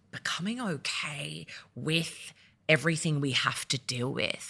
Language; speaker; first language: English; early bilingual, other home language; Yoruba